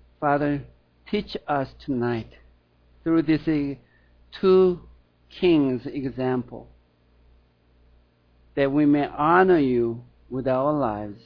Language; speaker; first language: English; non-native, fluent; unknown